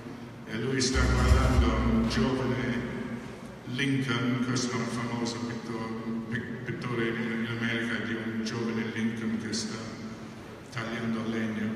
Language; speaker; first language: Italian; non-native, fluent; English